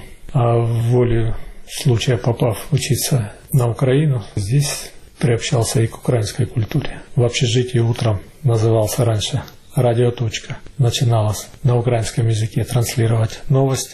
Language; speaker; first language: Russian; native; Russian